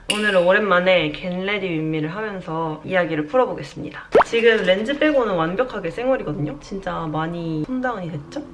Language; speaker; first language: Korean; native; Korean